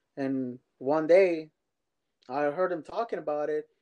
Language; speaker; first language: English; early bilingual, other home language; Spanish